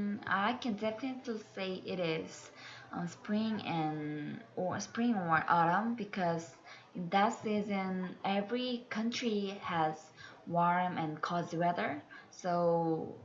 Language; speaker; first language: English; non-native, learner; Korean